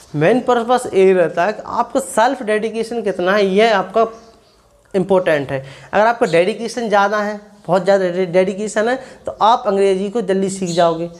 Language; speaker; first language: Hindi; non-native, local second language; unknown